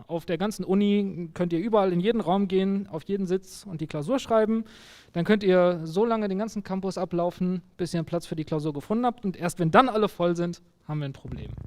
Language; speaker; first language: German; native; German